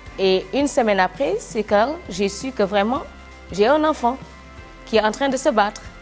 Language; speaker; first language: French; non-native, local second language; Wolof